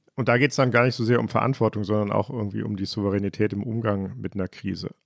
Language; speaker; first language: German; native; German